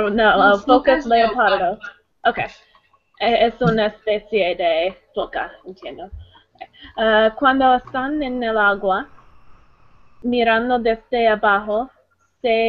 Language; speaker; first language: Spanish; non-native, learner; English